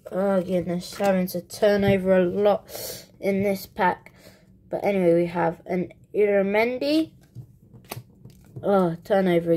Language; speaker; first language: English; native; English